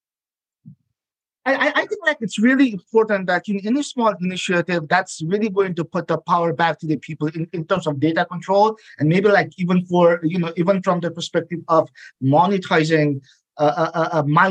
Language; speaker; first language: English; non-native, local second language; Nepali